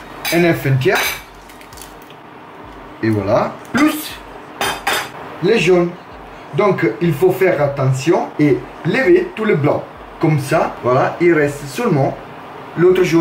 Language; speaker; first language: French; non-native, learner; Italian